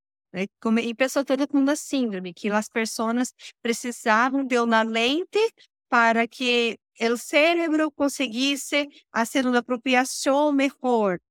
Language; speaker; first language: Spanish; non-native, learner; Portuguese